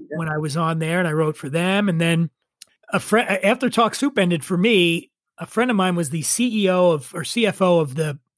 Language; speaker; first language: English; native; English